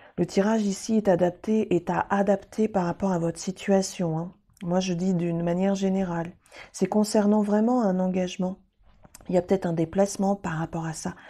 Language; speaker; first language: French; native; French